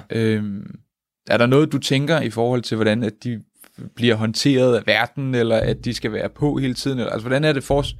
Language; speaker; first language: Danish; native; Danish